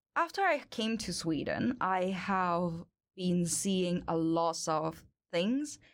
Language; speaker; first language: English; non-native, local second language; Cantonese